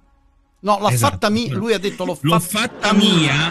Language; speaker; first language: Italian; native; Italian